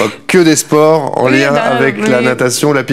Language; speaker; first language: French; native; French